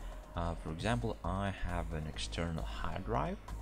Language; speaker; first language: English; non-native, fluent; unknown